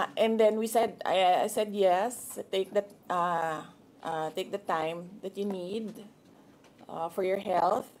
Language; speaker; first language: English; non-native, local second language; Filipino